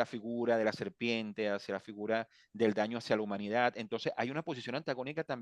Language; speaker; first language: Spanish; native; Spanish